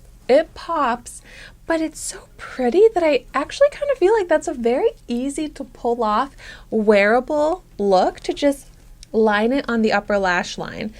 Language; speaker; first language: English; native; English